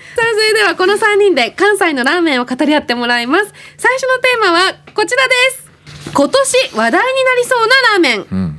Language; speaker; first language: Japanese; native; Japanese